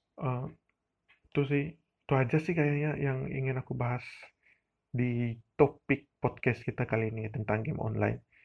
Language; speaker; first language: Indonesian; non-native, local second language; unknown